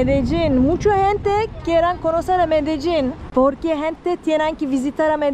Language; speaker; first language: Spanish; non-native, learner; Turkish